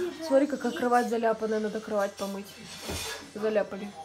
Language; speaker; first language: Russian; native; Russian